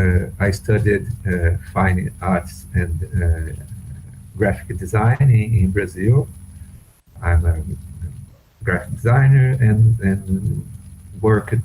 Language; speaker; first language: English; non-native, fluent; Portuguese